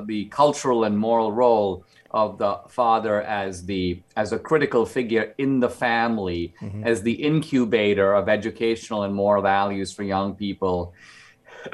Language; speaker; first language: English; non-native, local second language; Konkani